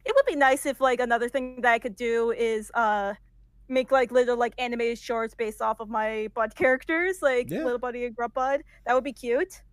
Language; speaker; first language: English; native; English